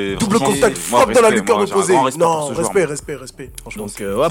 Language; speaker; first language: French; native; French